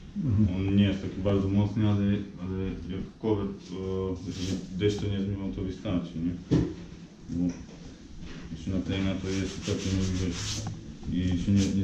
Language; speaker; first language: Polish; early bilingual, heritage; Polish